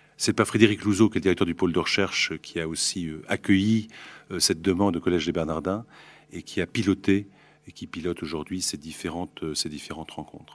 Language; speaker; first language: French; native; French